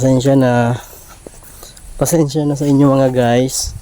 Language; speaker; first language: Filipino; non-native, local second language; Bikol